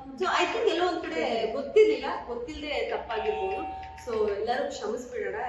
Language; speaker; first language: Kannada; non-native, local second language; Kodava